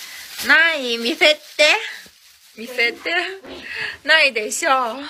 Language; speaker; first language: Japanese; non-native, learner; Chinese